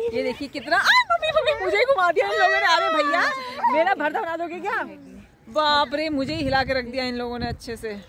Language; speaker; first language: Hindi; native; Hindi